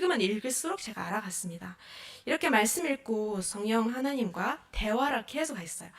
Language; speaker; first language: Korean; non-native, fluent; Mongolian